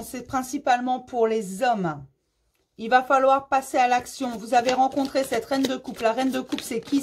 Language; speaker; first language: French; native; French